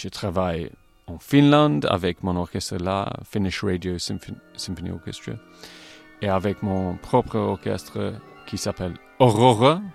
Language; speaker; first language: French; non-native, fluent; English